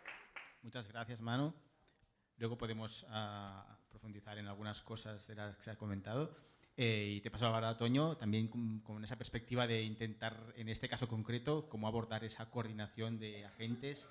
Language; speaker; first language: Spanish; native; Spanish